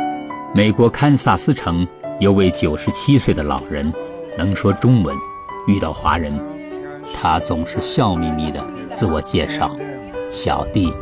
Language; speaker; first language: Chinese; native; Chinese